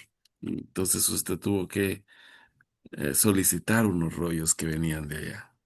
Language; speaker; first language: Spanish; native; Spanish